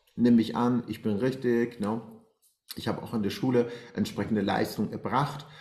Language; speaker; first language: German; non-native, fluent; Persian